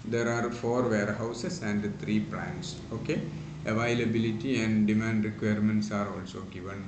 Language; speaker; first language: English; non-native, local second language; Malayalam